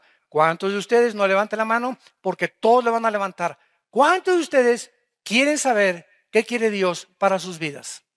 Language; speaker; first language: Spanish; native; Spanish